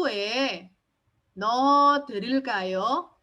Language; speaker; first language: Korean; non-native, fluent; Indonesian